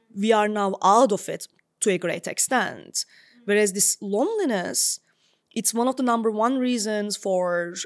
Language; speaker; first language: English; non-native, fluent; Turkish